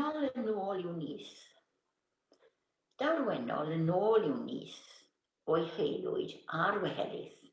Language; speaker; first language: Welsh; native; Welsh